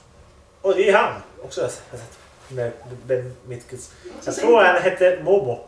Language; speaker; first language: Swedish; non-native, learner; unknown